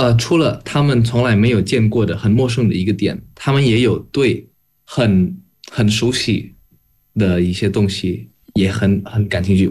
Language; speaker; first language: Chinese; non-native, fluent; Indonesian